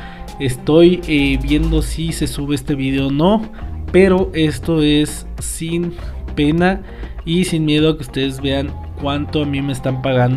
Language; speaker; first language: Spanish; native; Spanish